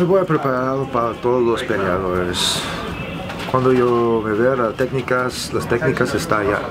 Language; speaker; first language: Spanish; non-native, learner; English